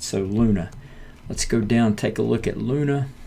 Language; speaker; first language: English; native; English